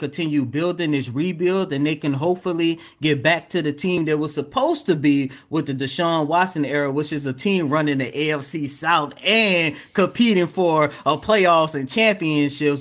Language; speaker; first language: English; native; English